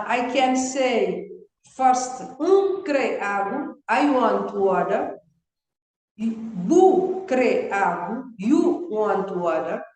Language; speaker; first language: English; non-native, learner; Kabuverdianu